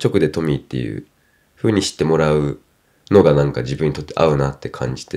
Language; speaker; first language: Japanese; non-native, local second language; English